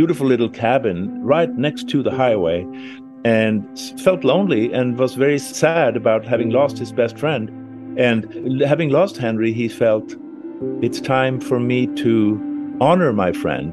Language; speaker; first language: English; non-native, fluent; Swedish